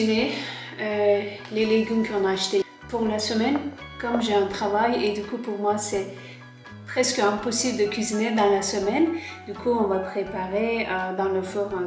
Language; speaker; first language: French; non-native, fluent; Turkish